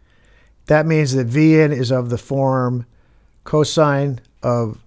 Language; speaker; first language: English; native; English